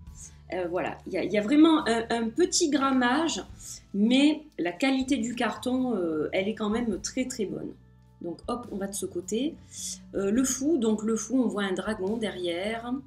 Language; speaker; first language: French; native; French